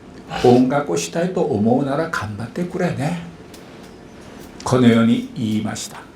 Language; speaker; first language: Japanese; non-native, fluent; Korean